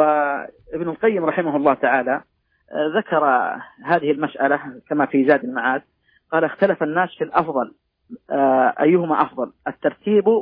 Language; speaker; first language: Arabic; native; Arabic